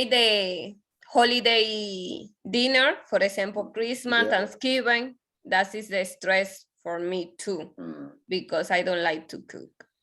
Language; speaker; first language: English; non-native, learner; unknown